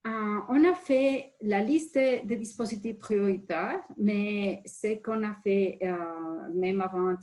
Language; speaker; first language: French; non-native, fluent; Spanish